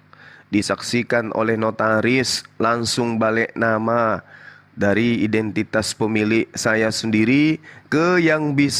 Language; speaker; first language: Indonesian; native; Indonesian